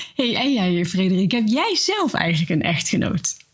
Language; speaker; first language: Dutch; native; Dutch